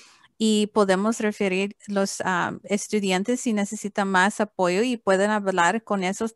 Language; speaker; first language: Spanish; early bilingual, heritage; English